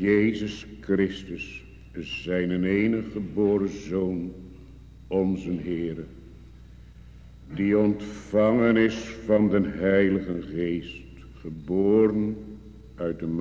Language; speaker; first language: Dutch; native; Dutch